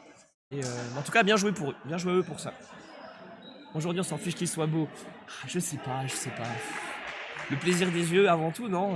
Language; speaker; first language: French; native; French